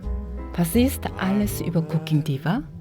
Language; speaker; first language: German; non-native, fluent; Korean